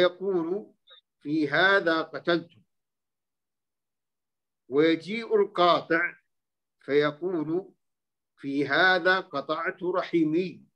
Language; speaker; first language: Arabic; native; Arabic